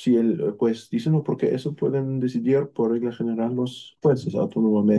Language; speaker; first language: Spanish; non-native, fluent; German